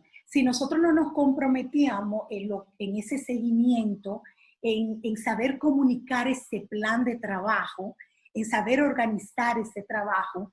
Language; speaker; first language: Spanish; native; Spanish